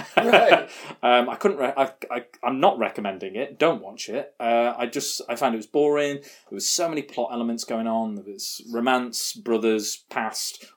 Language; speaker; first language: English; native; English